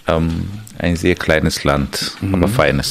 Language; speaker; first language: German; non-native, fluent; Armenian